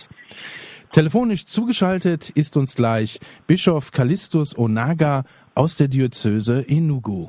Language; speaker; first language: German; native; German